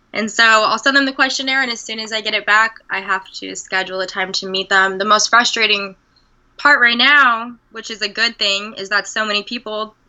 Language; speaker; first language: English; native; English